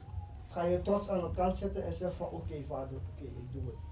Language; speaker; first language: Dutch; non-native, fluent; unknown